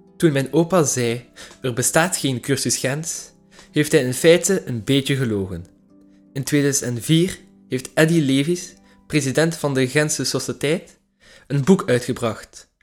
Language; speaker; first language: Dutch; native; Dutch